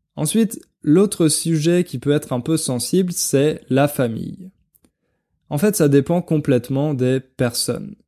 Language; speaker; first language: French; native; French